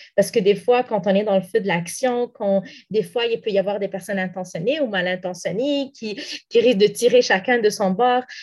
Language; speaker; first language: French; non-native, local second language; Arabic